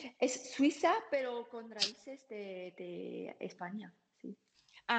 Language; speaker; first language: Spanish; non-native, learner; German